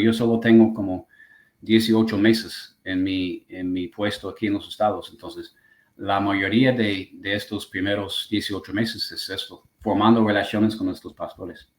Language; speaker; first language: Spanish; non-native, fluent; English